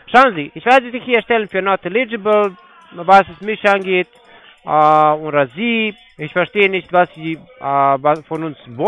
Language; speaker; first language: German; non-native, fluent; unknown